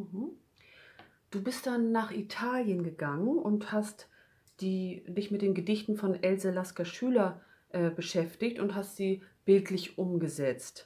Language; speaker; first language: German; native; German